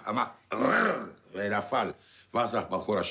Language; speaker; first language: Hebrew; non-native, fluent; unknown